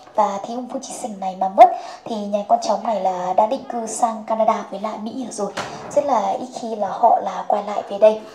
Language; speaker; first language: Vietnamese; non-native, local second language; Hmong